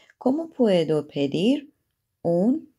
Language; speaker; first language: Spanish; non-native, fluent; Persian